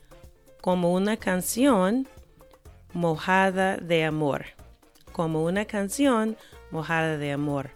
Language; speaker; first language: Spanish; non-native, fluent; English